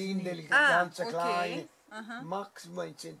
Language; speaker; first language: German; non-native, learner; Italian